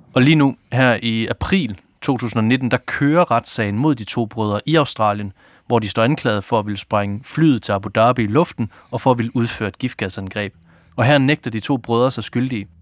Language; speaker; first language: Danish; native; Danish